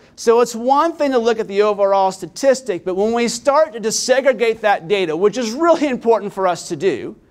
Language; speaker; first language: English; native; English